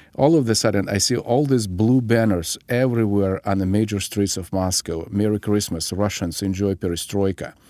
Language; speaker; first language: English; non-native, fluent; Ukrainian